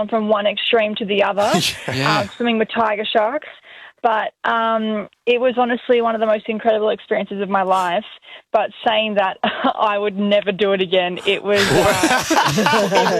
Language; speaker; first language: English; native; English